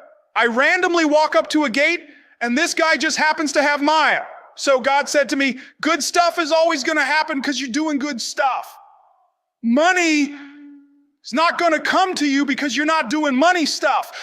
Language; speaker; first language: English; native; English